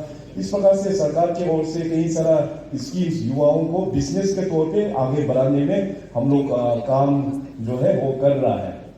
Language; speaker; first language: Hindi; non-native, local second language; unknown